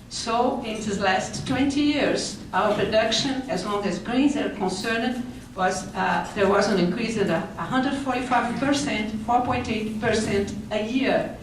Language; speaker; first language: English; non-native, fluent; Portuguese